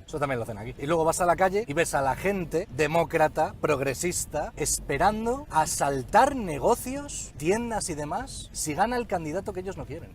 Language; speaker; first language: Spanish; native; Spanish